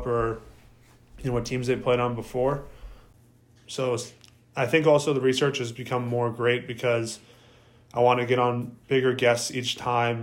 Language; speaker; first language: English; native; English